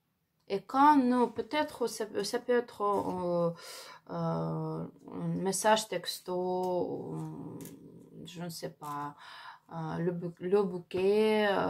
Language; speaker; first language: French; non-native, learner; Ukrainian